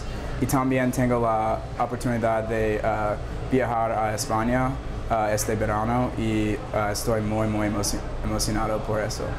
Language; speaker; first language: Spanish; non-native, learner; English